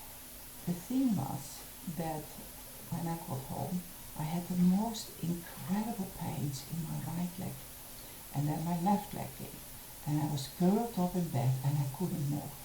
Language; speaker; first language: English; non-native, fluent; Dutch